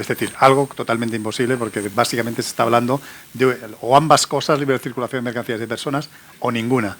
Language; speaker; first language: Spanish; native; Spanish